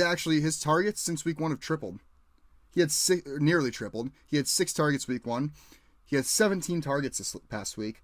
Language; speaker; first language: English; native; English